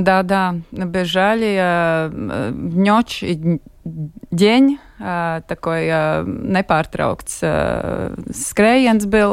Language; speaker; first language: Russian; non-native, local second language; Latvian